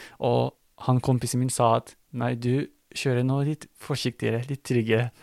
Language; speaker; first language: Norwegian; non-native, fluent; Turkish